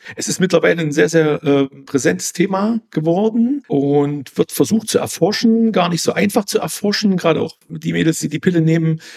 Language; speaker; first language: German; native; German